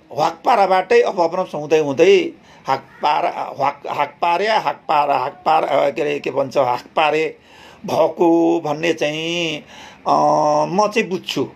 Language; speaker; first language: Nepali; non-native, local second language; Limbu